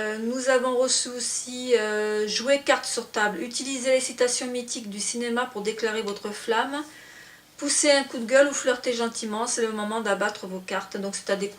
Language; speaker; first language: French; native; French